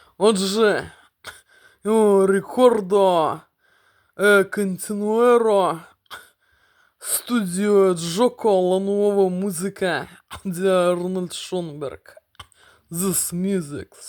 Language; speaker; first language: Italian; non-native, learner; Russian